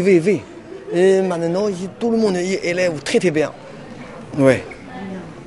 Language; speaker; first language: French; non-native, learner; Chinese